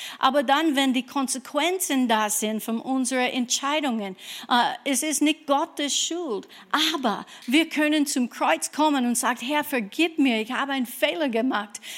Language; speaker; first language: German; non-native, fluent; English